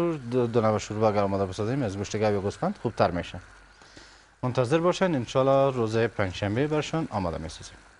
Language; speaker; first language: Persian; native; Persian